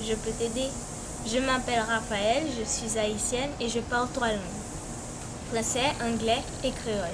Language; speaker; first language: French; non-native, local second language; Haitian Creole